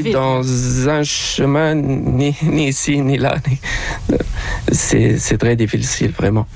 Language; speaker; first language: French; non-native, local second language; Arabic